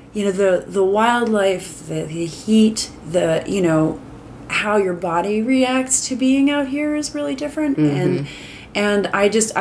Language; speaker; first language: English; native; English